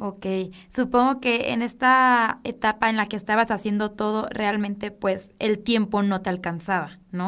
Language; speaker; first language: Spanish; native; Spanish